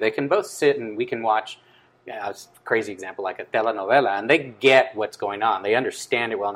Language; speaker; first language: English; early bilingual, other home language; Spanish